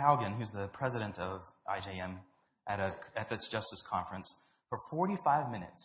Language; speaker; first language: English; native; English